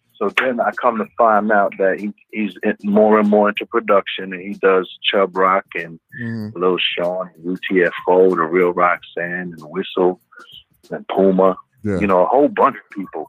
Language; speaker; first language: English; native; English